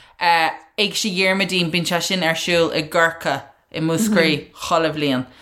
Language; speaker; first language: Irish; non-native, local second language; English